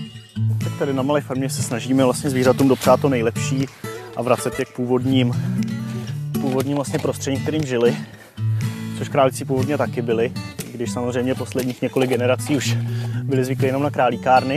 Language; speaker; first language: Czech; native; Czech